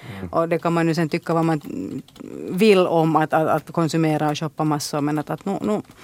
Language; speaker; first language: Swedish; native; Swedish